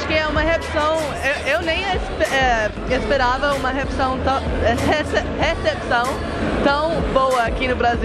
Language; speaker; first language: Portuguese; non-native, fluent; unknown